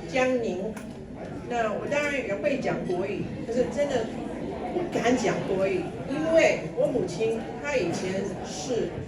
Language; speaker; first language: Chinese; early bilingual, heritage; Chinese